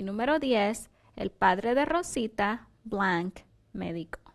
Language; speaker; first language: Spanish; non-native, fluent; English